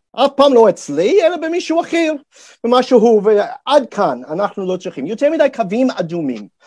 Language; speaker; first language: Hebrew; non-native, fluent; English